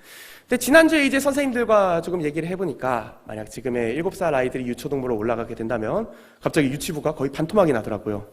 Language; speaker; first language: Korean; native; Korean